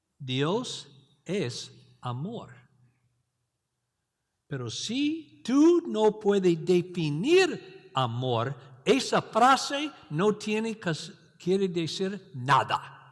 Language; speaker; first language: Spanish; non-native, learner; English